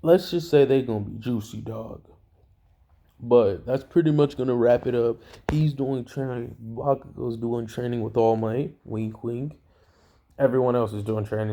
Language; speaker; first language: English; native; English